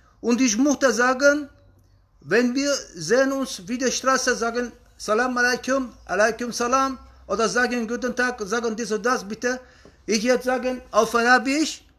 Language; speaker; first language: German; non-native, learner; Arabic